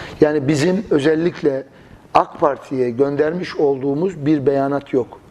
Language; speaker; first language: Turkish; native; Turkish